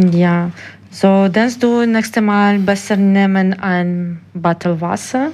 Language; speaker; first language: German; non-native, learner; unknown